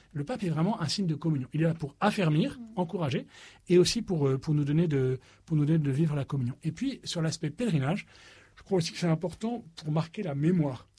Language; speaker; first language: French; native; French